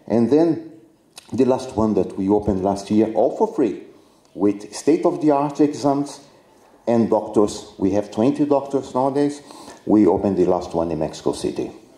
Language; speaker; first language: English; non-native, fluent; Portuguese